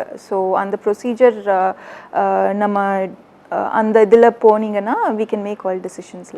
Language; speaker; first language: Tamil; early bilingual, heritage; Tamil